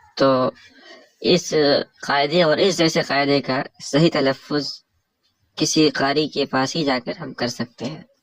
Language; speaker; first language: Urdu; native; Urdu